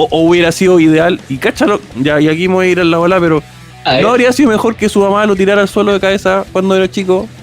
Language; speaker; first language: Spanish; native; Spanish